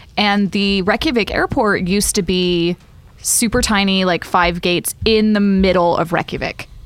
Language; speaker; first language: English; native; English